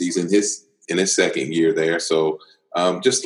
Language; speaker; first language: English; native; English